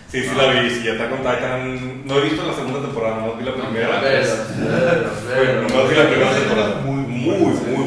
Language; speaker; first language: Spanish; native; Spanish